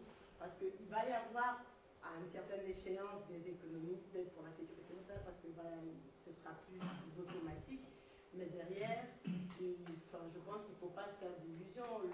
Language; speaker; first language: French; native; French